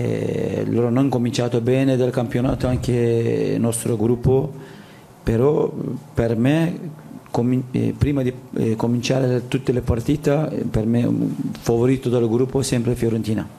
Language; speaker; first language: Italian; non-native, learner; Turkish